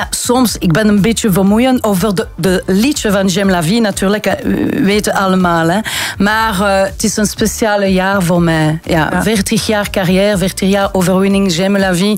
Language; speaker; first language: Dutch; non-native, local second language; French